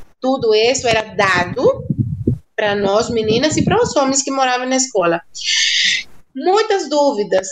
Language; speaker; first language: Portuguese; non-native, fluent; Spanish